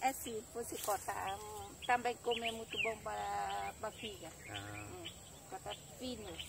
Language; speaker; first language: Portuguese; non-native, learner; Vietnamese